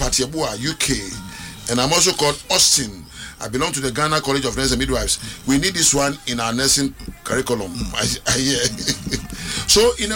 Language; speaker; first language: English; non-native, local second language; Akan